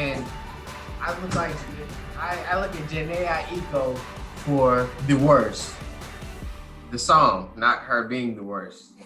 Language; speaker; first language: English; native; English